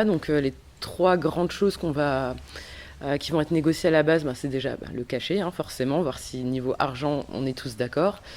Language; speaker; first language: French; native; French